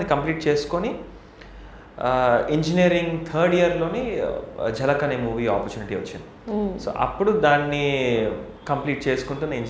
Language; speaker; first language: Telugu; native; Telugu